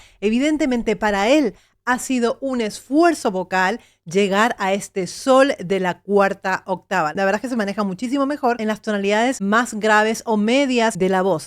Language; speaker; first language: Spanish; native; Spanish